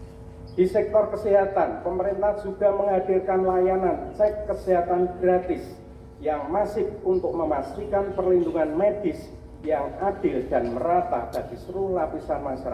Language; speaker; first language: Indonesian; native; Indonesian